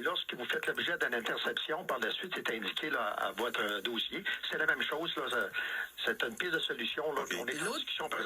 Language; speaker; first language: French; native; French